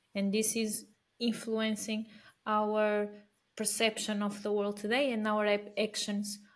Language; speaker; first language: English; non-native, fluent; Portuguese